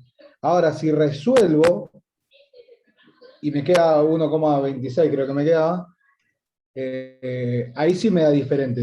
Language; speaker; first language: Spanish; native; Spanish